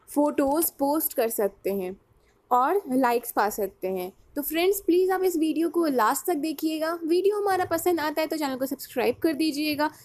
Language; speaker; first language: Hindi; native; Hindi